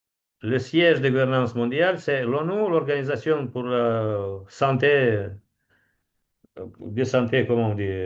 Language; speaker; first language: French; non-native, fluent; Romanian